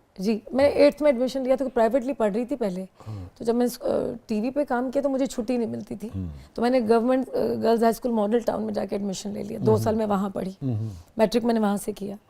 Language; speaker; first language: Urdu; non-native, local second language; Punjabi